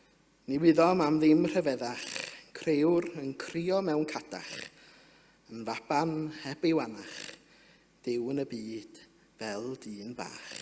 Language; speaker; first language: Welsh; native; Welsh